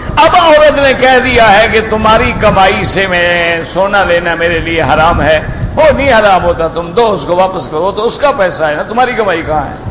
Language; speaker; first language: Urdu; native; Urdu